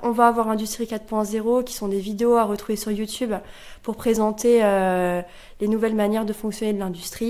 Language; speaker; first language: French; native; French